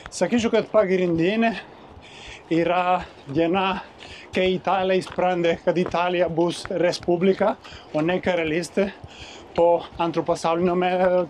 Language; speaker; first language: Lithuanian; non-native, learner; Italian